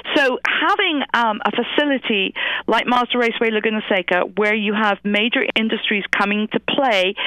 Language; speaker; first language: English; native; English